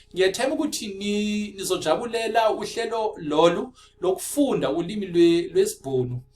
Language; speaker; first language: Zulu; non-native, local second language; Afrikaans